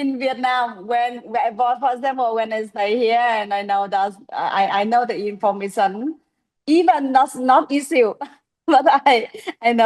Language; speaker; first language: English; non-native, learner; Vietnamese